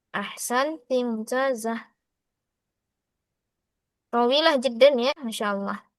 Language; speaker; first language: Arabic; non-native, fluent; Indonesian